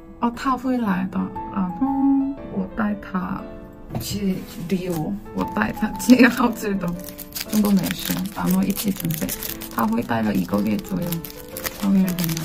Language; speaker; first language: Chinese; non-native, fluent; Korean